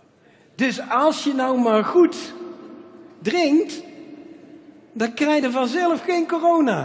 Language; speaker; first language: Dutch; native; Dutch